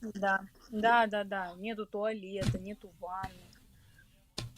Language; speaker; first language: Russian; native; Russian